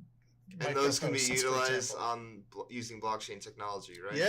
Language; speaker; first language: English; native; English